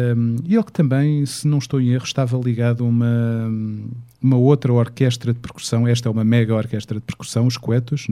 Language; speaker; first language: Portuguese; native; Portuguese